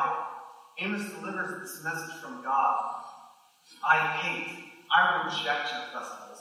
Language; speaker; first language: English; native; English